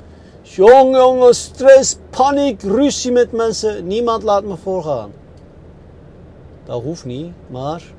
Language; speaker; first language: Dutch; non-native, fluent; Turkish